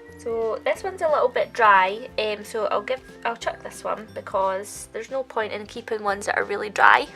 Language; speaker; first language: English; native; English